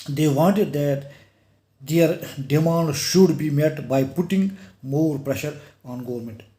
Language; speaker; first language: English; non-native, local second language; Urdu